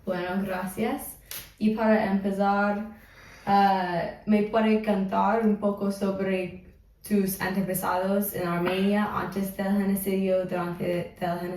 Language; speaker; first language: Spanish; non-native, fluent; English